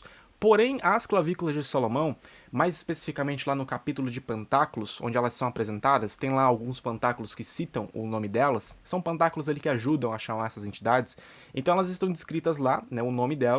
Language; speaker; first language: Portuguese; native; Portuguese